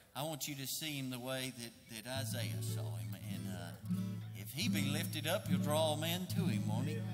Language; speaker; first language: English; native; English